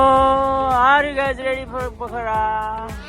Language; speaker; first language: English; non-native, local second language; Nepali